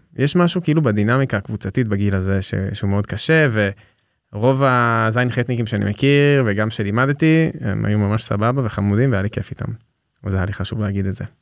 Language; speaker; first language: Hebrew; native; Hebrew